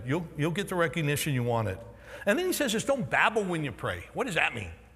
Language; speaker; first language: English; native; English